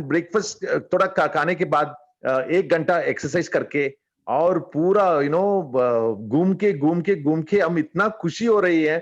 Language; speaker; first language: Hindi; non-native, learner; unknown